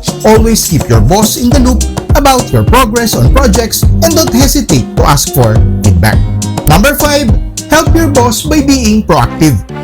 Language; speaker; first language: English; non-native, local second language; Filipino